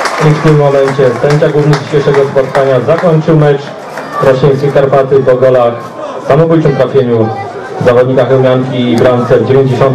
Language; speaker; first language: Polish; native; Polish